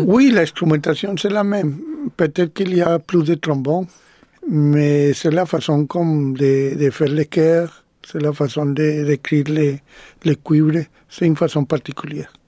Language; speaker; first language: French; non-native, fluent; Spanish